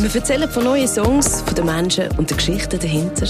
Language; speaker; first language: German; native; German